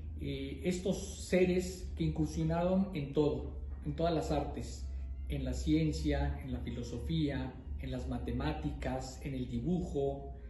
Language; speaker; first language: Spanish; native; Spanish